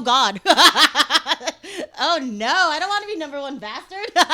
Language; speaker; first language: English; native; English